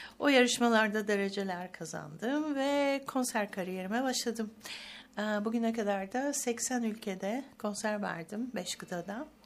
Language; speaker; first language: Turkish; native; Turkish